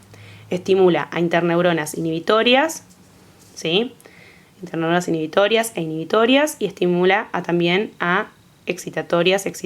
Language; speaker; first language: Spanish; native; Spanish